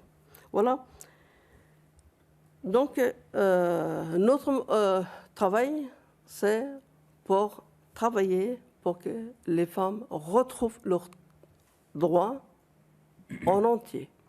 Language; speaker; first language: French; non-native, fluent; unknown